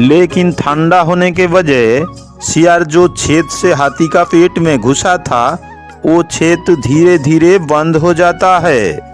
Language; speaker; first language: Hindi; non-native, local second language; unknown